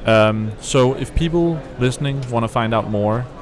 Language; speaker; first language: English; non-native, fluent; Danish